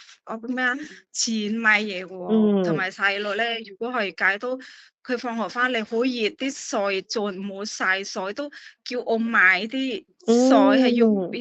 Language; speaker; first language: Cantonese; non-native, fluent; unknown